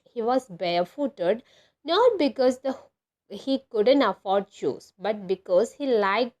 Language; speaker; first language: English; non-native, local second language; Malayalam